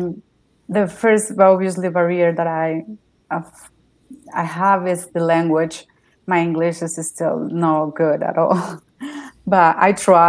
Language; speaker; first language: English; non-native, learner; Spanish